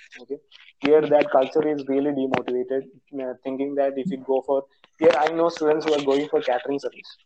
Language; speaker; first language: English; non-native, local second language; Malayalam